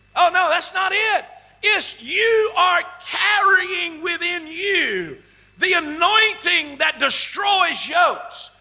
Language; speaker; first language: English; native; English